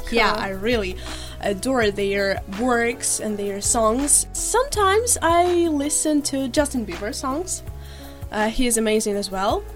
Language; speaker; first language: English; non-native, fluent; Ukrainian